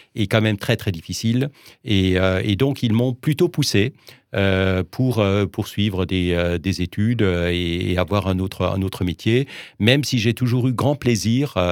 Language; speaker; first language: French; native; French